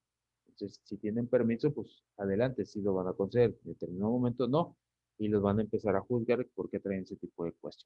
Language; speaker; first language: Spanish; native; Spanish